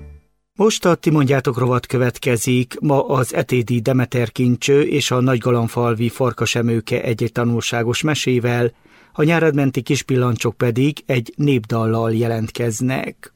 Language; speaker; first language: Hungarian; native; Hungarian